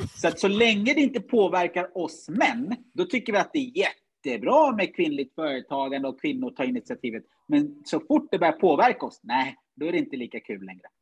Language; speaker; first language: Swedish; early bilingual, other home language; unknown